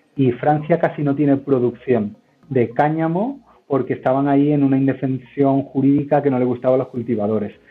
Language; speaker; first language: Spanish; native; Spanish